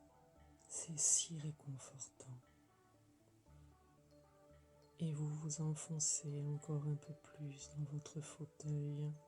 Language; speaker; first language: French; native; French